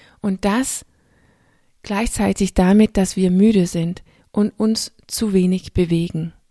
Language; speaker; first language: German; non-native, fluent; Danish